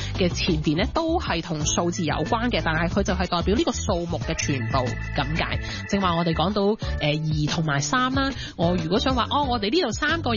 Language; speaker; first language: Cantonese; early bilingual, heritage; Cantonese